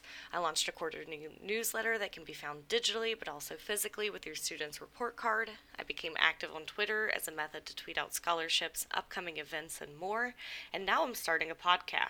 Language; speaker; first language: English; native; English